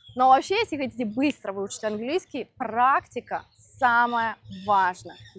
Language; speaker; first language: Russian; native; Russian